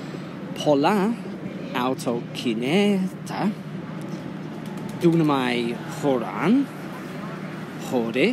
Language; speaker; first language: Greek; non-native, fluent; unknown